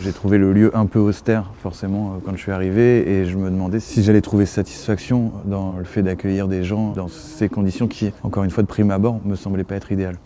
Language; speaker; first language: French; native; French